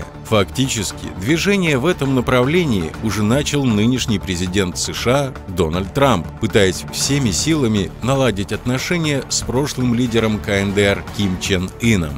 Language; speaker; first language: Russian; native; Russian